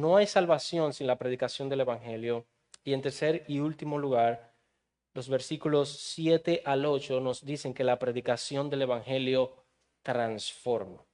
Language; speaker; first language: Spanish; native; Spanish